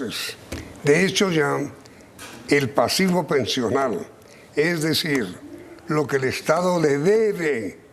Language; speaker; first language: Spanish; native; Spanish